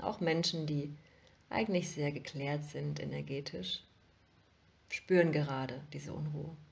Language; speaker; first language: German; native; German